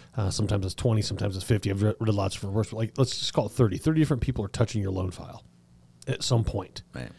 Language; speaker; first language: English; native; English